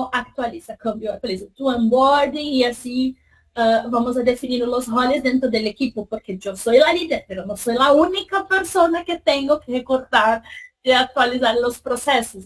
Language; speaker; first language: Spanish; non-native, fluent; Portuguese